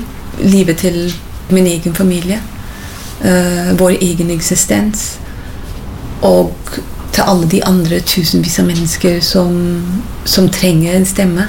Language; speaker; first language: Norwegian; non-native, fluent; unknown